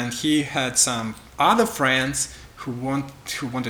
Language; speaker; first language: English; non-native, fluent; Russian